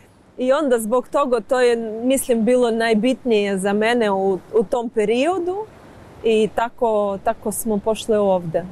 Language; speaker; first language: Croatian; non-native, learner; Ukrainian